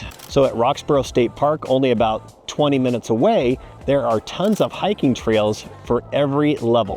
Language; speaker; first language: English; native; English